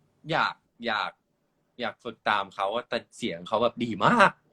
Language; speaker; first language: Thai; non-native, learner; English